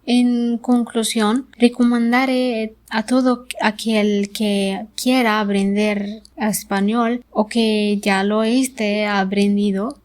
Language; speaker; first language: Spanish; non-native, learner; Arabic